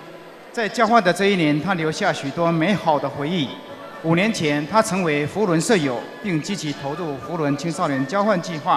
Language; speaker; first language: Chinese; native; Chinese